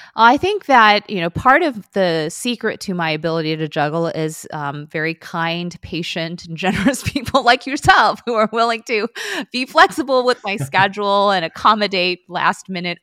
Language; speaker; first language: English; early bilingual, other home language; Korean